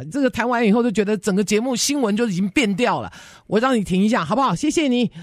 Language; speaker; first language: Chinese; native; Chinese